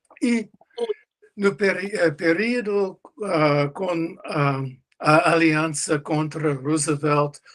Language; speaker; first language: Portuguese; non-native, learner; English